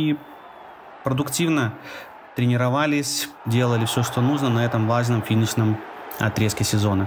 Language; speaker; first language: Russian; native; Russian